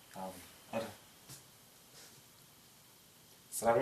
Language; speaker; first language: Russian; non-native, local second language; Tuvinian